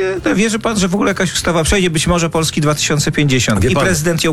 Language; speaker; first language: Polish; native; Polish